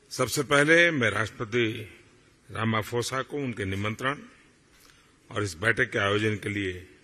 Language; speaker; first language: Hindi; non-native, local second language; Gujarati